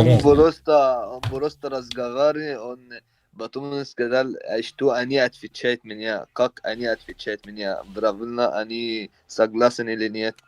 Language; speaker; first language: Russian; non-native, learner; Arabic